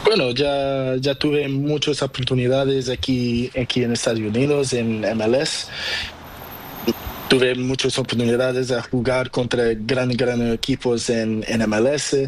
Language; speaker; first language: Spanish; non-native, learner; Portuguese